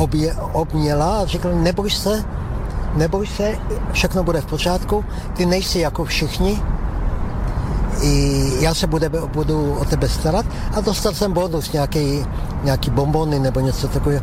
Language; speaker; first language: Czech; non-native, local second language; Slovak